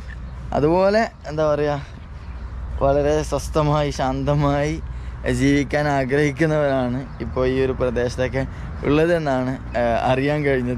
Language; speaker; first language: Malayalam; native; Malayalam